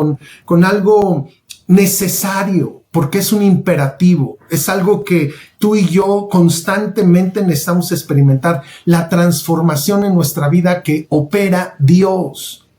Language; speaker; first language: Spanish; native; Spanish